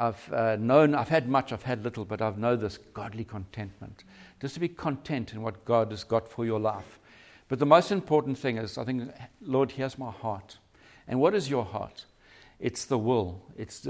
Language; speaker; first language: English; native; English